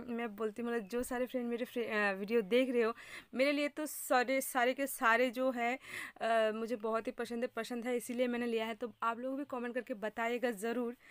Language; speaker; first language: Hindi; non-native, local second language; Bangla